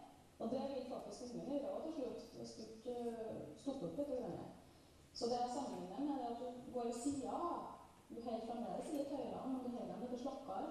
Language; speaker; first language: Norwegian; native; Norwegian